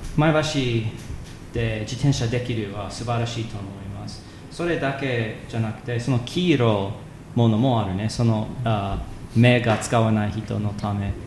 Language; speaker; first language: Japanese; non-native, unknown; English